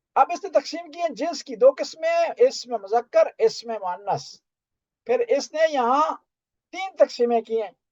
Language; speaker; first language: Urdu; non-native, local second language; Punjabi